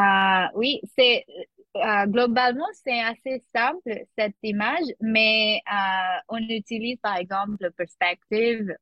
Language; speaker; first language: French; non-native, learner; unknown